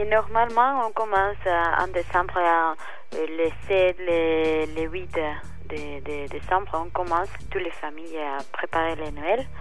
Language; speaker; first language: French; non-native, fluent; Spanish